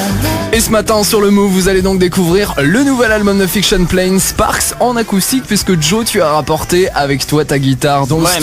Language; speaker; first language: French; native; French